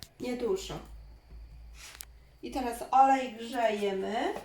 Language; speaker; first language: Polish; non-native, learner; Chinese